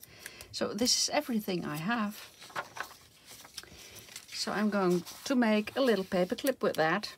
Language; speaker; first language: English; non-native, fluent; Dutch